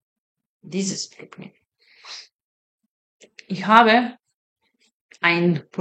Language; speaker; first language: German; non-native, fluent; Serbian